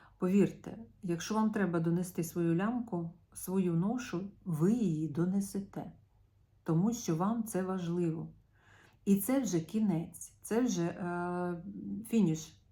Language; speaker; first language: Ukrainian; non-native, local second language; Russian